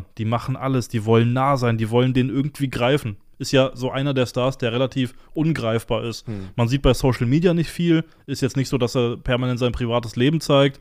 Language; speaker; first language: German; native; German